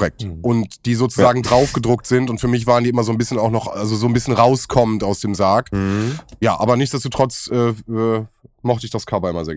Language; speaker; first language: German; native; German